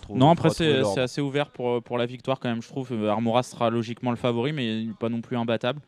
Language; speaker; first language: French; native; French